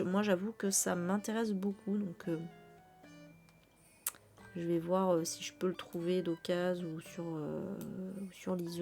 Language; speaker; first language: French; native; French